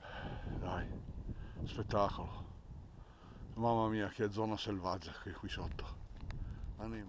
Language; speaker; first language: Italian; native; Italian